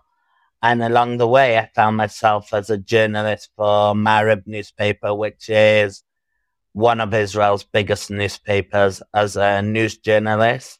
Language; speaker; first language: English; native; English